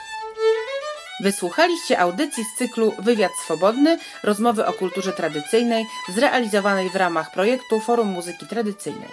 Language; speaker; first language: Polish; native; Polish